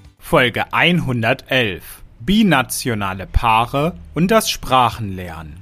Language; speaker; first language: German; native; German